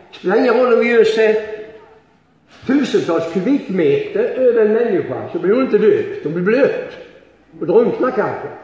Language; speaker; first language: Swedish; native; Swedish